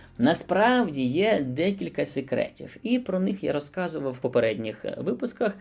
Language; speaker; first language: Ukrainian; non-native, local second language; Russian